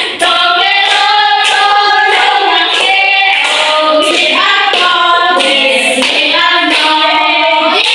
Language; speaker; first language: English; non-native, learner; Indonesian